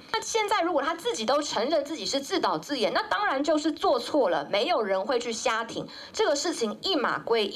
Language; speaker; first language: Chinese; native; Chinese